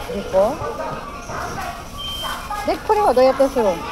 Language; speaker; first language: Japanese; non-native, local second language; Filipino